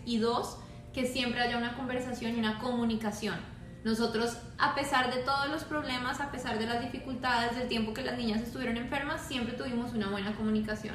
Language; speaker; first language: Spanish; native; Spanish